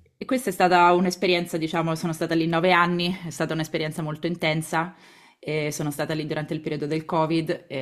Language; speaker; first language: Italian; native; Italian